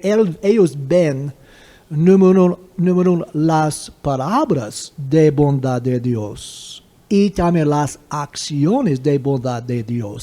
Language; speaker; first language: Spanish; non-native, fluent; English